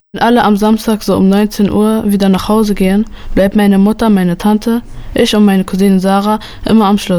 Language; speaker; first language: German; early bilingual, other home language; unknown